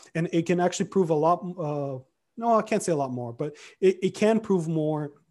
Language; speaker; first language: English; early bilingual, other home language; Romanian